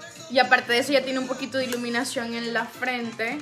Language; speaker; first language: Spanish; native; Spanish